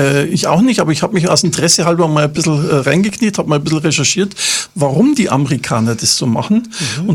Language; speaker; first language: German; native; German